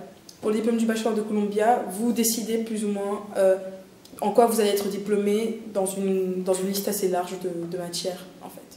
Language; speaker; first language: French; early bilingual, other home language; Portuguese